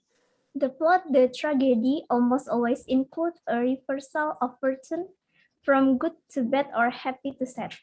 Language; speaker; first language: English; non-native, learner; Indonesian